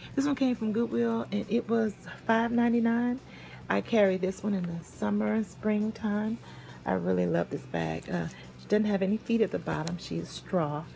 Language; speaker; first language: English; native; English